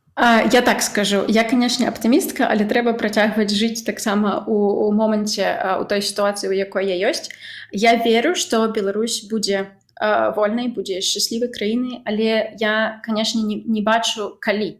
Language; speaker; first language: Belarusian; non-native, local second language; Russian